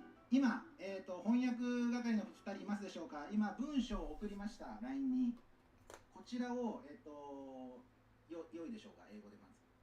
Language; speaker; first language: Japanese; native; Japanese